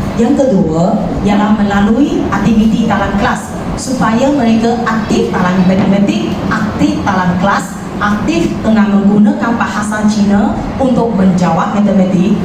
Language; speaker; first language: Malay; non-native, local second language; Chinese